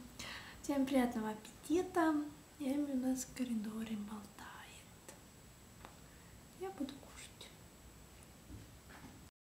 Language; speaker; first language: Russian; early bilingual, heritage; Russian